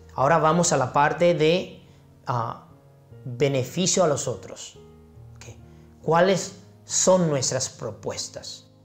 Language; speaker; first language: Spanish; non-native, fluent; Chinese